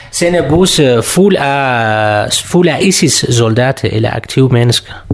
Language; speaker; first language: Danish; non-native, learner; Kurdish